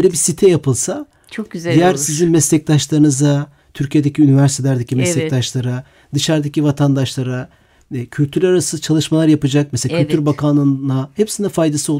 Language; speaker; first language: Turkish; native; Turkish